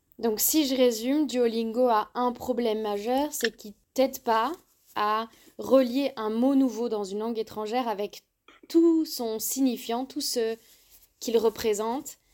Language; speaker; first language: French; native; French